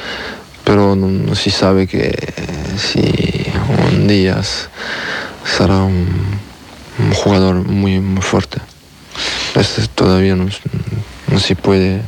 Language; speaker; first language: Spanish; non-native, learner; French